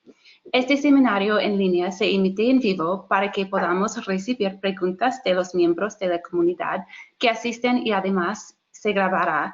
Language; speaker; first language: Spanish; non-native, fluent; English